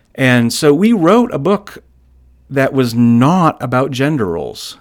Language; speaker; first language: English; native; English